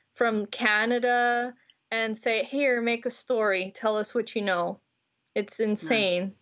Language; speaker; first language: English; native; English